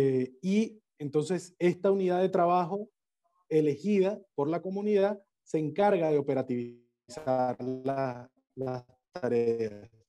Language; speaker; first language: Spanish; native; Spanish